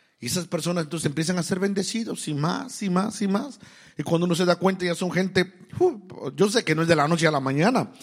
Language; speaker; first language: Spanish; native; Spanish